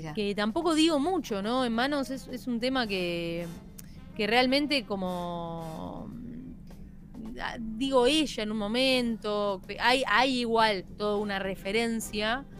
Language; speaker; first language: Spanish; native; Spanish